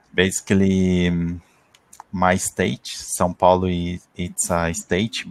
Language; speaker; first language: English; non-native, learner; Portuguese